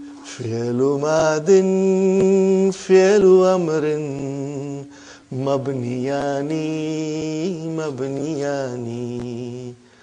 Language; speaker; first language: Arabic; non-native, fluent; Urdu